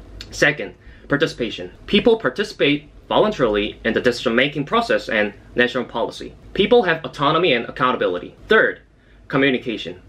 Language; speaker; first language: English; non-native, fluent; Korean